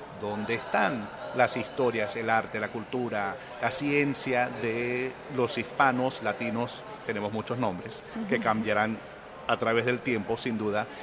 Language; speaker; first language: Spanish; native; Spanish